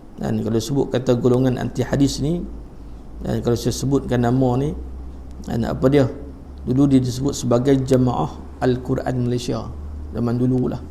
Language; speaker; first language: Malay; native; Malay